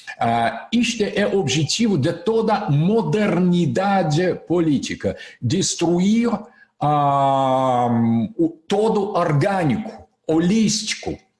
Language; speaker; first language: Portuguese; non-native, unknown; Russian